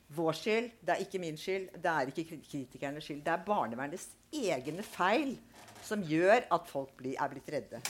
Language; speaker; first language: Norwegian; native; Norwegian